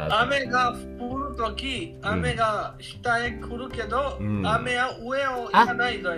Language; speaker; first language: Japanese; non-native, learner; Urdu